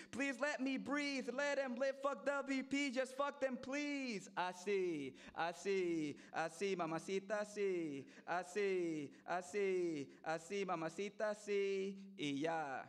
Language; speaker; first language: English; early bilingual, other home language; Spanish